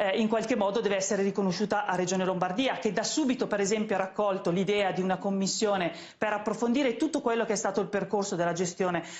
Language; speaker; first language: Italian; native; Italian